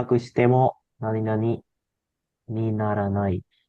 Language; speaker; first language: Japanese; non-native, learner; Indonesian